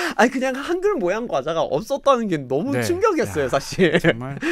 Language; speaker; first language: Korean; non-native, fluent; English